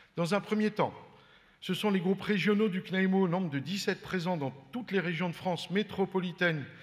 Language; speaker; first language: French; native; French